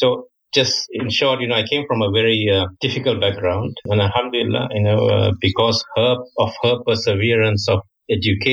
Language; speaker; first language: English; non-native, local second language; Tamil